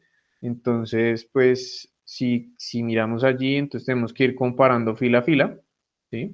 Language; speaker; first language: Spanish; native; Spanish